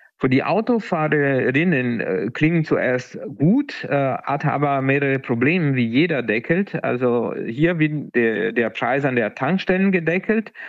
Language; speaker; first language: German; non-native, fluent; Italian